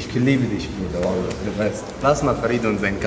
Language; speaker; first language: German; non-native, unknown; Chechen